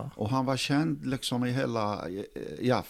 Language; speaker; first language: Swedish; non-native, fluent; Arabic